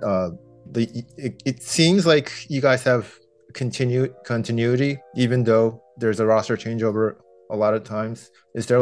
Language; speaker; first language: English; non-native, fluent; Japanese